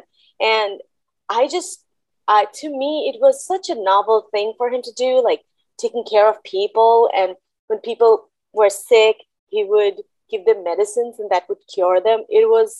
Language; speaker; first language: English; non-native, local second language; Bangla